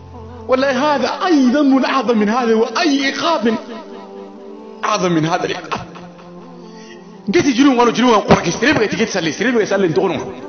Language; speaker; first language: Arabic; non-native, fluent; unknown